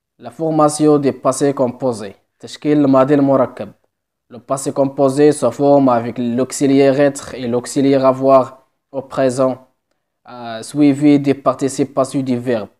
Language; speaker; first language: French; non-native, local second language; Arabic